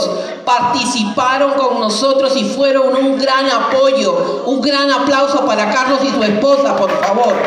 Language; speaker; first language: Spanish; native; Spanish